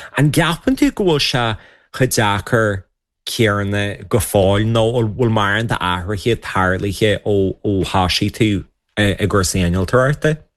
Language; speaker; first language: Irish; native; Irish